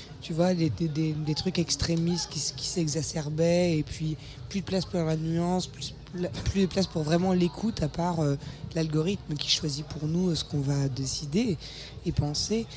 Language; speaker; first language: French; native; French